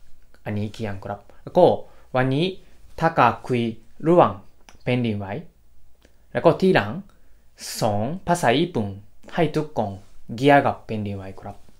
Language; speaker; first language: Thai; non-native, fluent; Japanese